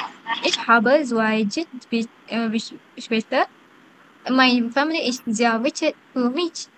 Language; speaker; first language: German; non-native, learner; Malay